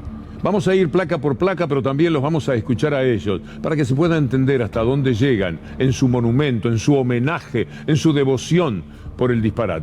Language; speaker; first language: Spanish; native; Spanish